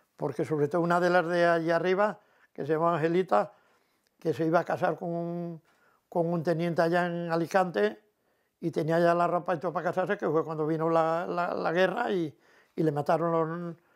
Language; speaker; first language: Spanish; native; Spanish